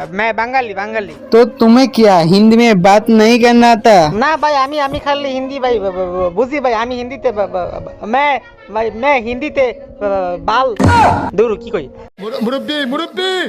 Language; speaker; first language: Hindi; non-native, learner; Bangla